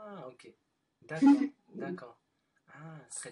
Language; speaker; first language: French; non-native, fluent; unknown